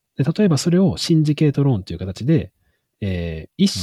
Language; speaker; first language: Japanese; native; Japanese